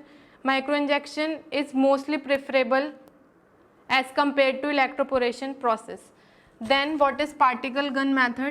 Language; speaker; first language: English; non-native, local second language; Hindi